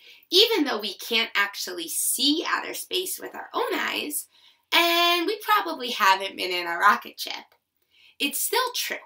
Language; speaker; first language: English; native; English